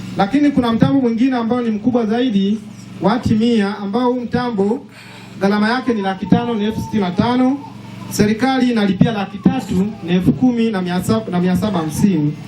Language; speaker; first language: Swahili; native; Swahili